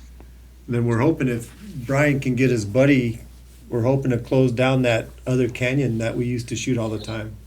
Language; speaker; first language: English; native; English